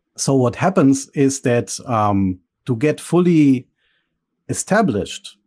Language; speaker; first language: English; early bilingual, other home language; Bulgarian